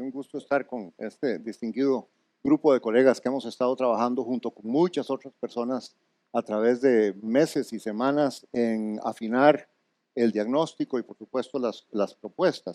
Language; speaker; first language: Spanish; native; Spanish